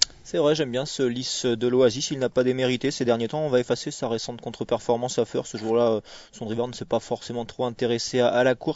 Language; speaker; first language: French; native; French